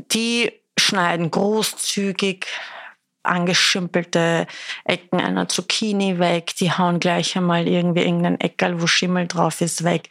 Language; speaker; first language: German; early bilingual, other home language; Persian